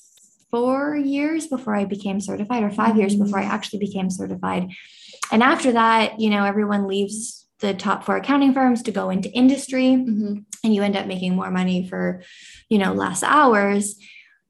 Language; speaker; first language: English; native; English